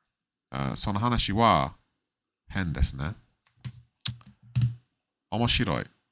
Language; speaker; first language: Japanese; non-native, learner; English